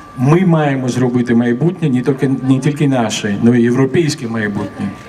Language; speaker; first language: Ukrainian; non-native, fluent; Georgian